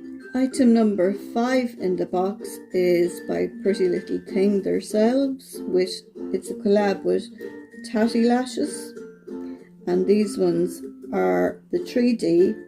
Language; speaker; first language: English; native; English